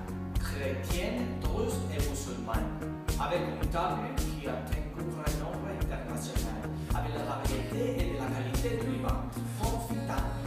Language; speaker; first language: French; non-native, learner; Spanish